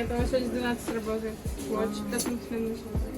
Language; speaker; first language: Russian; native; Russian